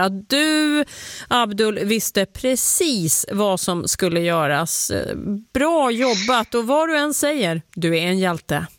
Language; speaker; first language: Swedish; native; Swedish